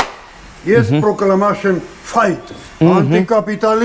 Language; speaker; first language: English; non-native, learner; Georgian